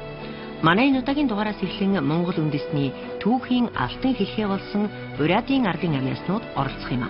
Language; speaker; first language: Mongolian; native; Mongolian